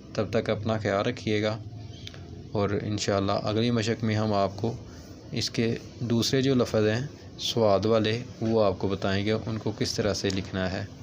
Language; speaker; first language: Urdu; non-native, local second language; Punjabi